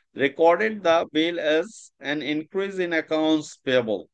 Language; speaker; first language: English; non-native, local second language; Bangla